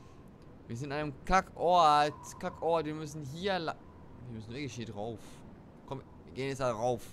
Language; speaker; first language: German; native; German